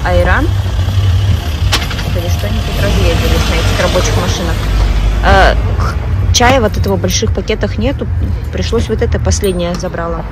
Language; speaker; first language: Russian; native; Russian